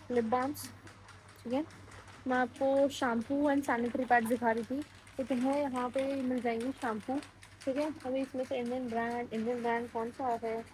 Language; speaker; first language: Hindi; non-native, local second language; Marathi